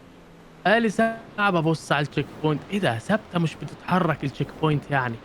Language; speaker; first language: Arabic; native; Arabic